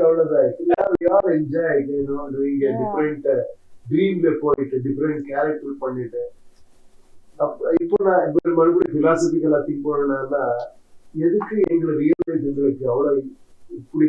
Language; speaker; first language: Tamil; non-native, learner; Kannada